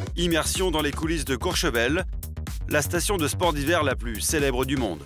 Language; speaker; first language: French; native; French